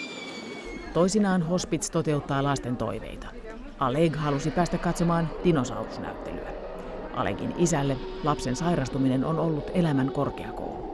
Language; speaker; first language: Finnish; native; Finnish